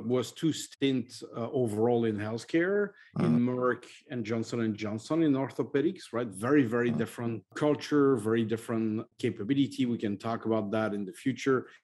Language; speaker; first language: English; non-native, fluent; French